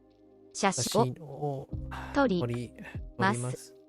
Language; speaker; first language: Japanese; non-native, learner; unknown